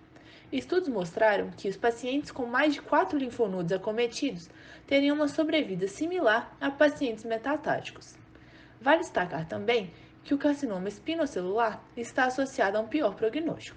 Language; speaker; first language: Portuguese; native; Portuguese